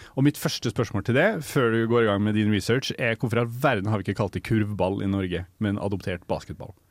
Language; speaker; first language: Norwegian; native; Norwegian